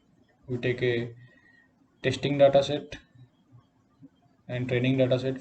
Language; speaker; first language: English; non-native, local second language; Odia